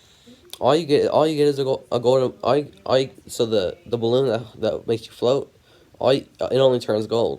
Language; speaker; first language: English; native; English